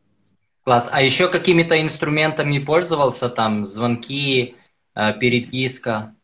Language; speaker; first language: Russian; native; Russian